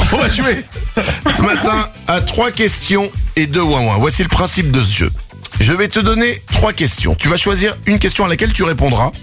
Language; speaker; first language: French; native; French